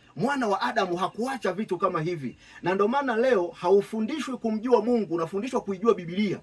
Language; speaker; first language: Swahili; native; Swahili